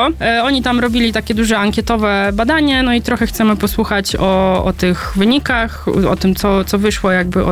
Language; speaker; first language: Polish; native; Polish